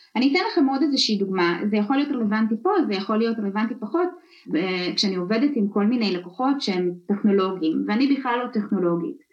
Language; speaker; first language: Hebrew; early bilingual, other home language; Russian